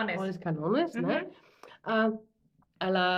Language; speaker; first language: Greek; non-native, learner; German